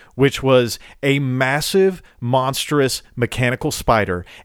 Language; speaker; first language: English; native; English